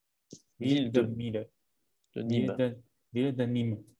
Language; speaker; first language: French; non-native, learner; English